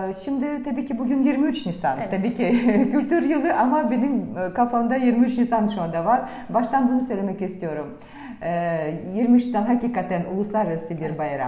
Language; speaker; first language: Turkish; non-native, fluent; Russian